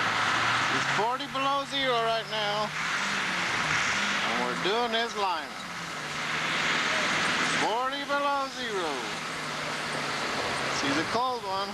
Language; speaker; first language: English; native; English